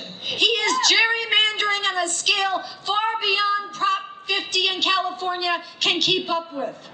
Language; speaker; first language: English; native; English